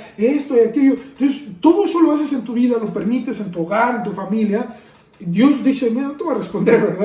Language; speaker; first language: Spanish; native; Spanish